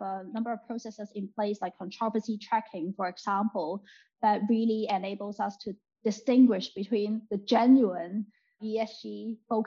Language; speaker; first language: English; non-native, local second language; Cantonese